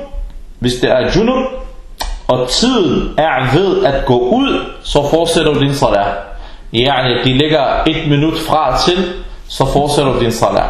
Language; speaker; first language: Danish; early bilingual, other home language; Arabic